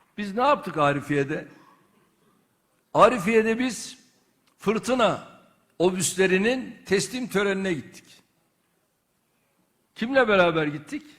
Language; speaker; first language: Turkish; native; Turkish